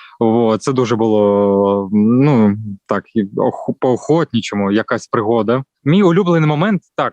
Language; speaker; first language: Ukrainian; non-native, local second language; Russian